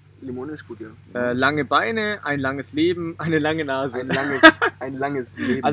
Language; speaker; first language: German; native; German